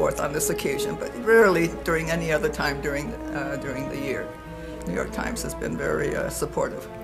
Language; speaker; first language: English; native; English